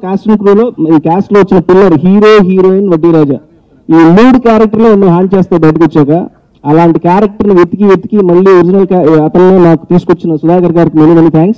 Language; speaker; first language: Telugu; native; Telugu